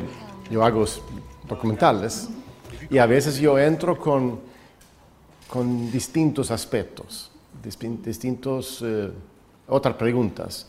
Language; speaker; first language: Spanish; non-native, fluent; Swedish